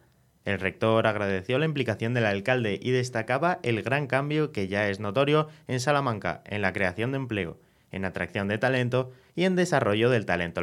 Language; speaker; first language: Spanish; native; Spanish